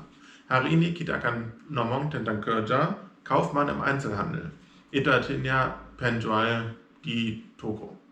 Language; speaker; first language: Indonesian; non-native, fluent; German